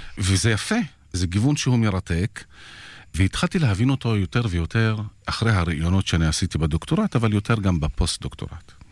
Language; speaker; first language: Hebrew; non-native, local second language; Arabic